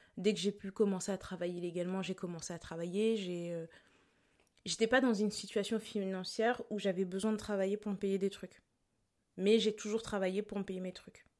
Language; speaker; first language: French; early bilingual, other home language; Lingala